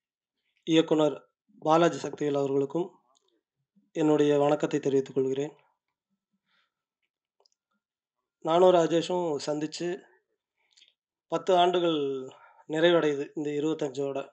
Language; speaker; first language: Tamil; native; Tamil